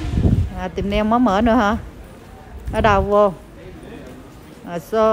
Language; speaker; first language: Vietnamese; native; Vietnamese